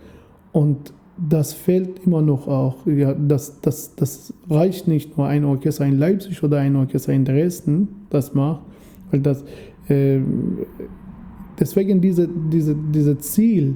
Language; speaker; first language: German; non-native, fluent; Persian